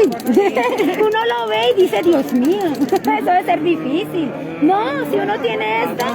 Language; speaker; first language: Spanish; native; Spanish